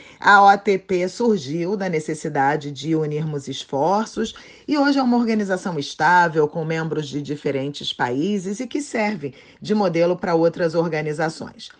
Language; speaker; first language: Portuguese; native; Portuguese